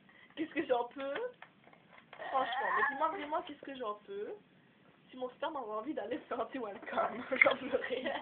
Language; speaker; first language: French; native; French